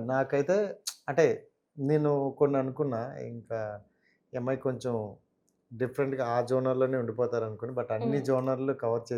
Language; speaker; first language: Telugu; native; Telugu